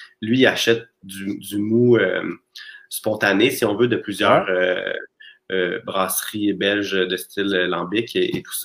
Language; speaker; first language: French; native; French